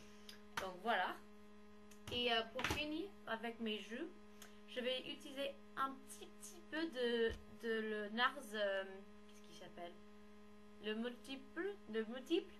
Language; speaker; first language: French; non-native, learner; English